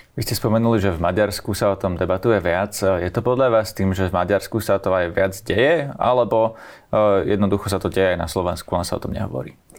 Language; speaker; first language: Slovak; native; Slovak